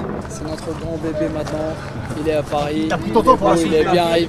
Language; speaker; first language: French; non-native, fluent; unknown